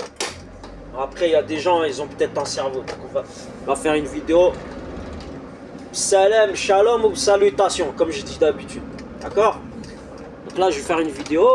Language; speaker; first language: French; native; French